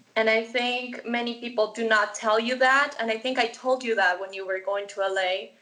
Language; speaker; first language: English; non-native, fluent; Spanish